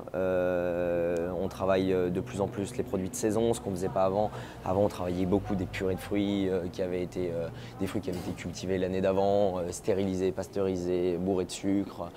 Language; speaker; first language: French; native; French